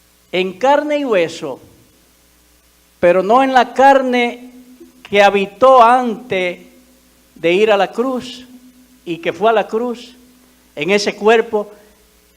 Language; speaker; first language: Spanish; native; Spanish